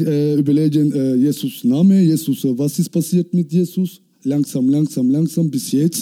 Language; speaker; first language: German; non-native, learner; Turkish